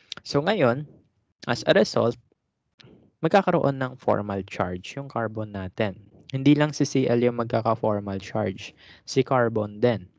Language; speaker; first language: Filipino; native; Filipino